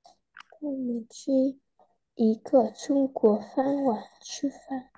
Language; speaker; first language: Chinese; non-native, learner; Vietnamese